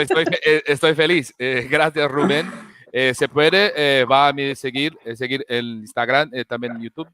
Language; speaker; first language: Spanish; non-native, fluent; Portuguese